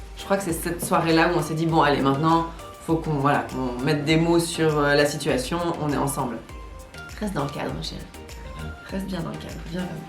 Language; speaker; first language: French; native; French